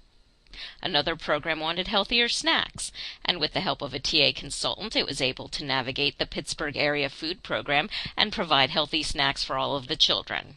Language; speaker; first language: English; native; English